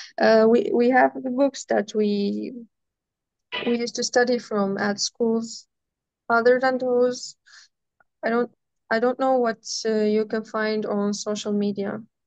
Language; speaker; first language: English; non-native, fluent; Armenian